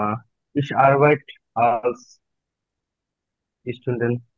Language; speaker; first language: German; non-native, learner; Bangla